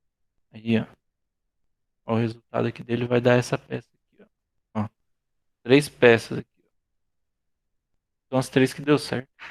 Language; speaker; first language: Portuguese; native; Portuguese